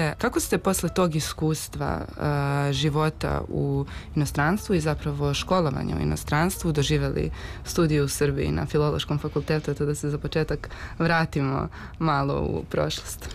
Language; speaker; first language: Serbian; native; Serbian